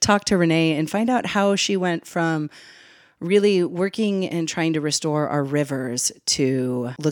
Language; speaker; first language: English; native; English